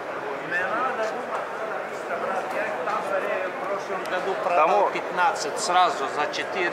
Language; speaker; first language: Russian; non-native, fluent; Slovenian